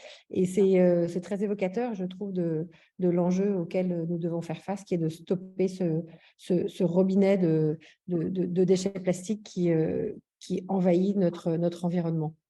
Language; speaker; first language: French; native; French